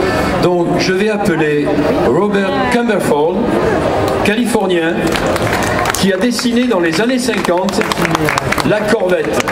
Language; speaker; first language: French; native; French